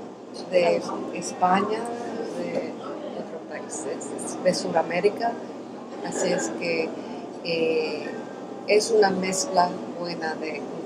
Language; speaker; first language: Spanish; early bilingual, other home language; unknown